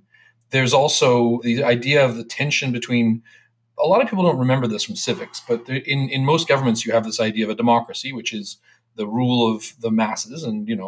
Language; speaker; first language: English; native; English